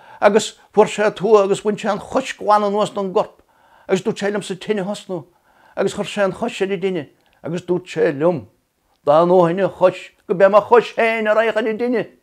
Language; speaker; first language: Irish; native; Irish